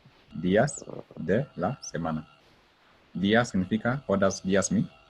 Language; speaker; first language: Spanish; non-native, fluent; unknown